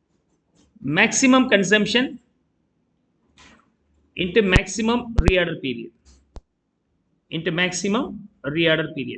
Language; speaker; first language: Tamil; native; Tamil